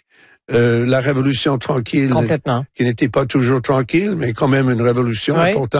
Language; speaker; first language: French; non-native, local second language; English